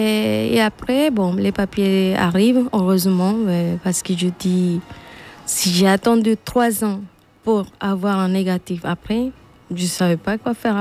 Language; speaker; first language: French; non-native, fluent; Spanish